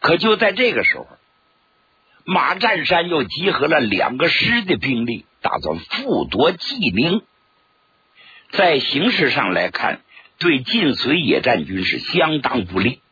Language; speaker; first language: Chinese; native; Chinese